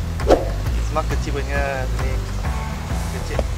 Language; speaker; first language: Indonesian; non-native, learner; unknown